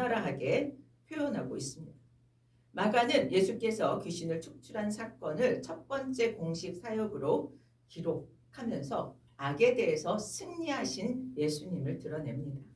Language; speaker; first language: Korean; native; Korean